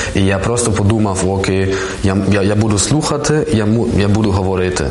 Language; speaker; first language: Ukrainian; non-native, learner; German